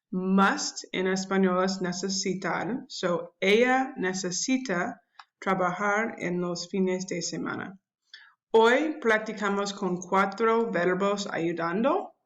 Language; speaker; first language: Spanish; non-native, learner; English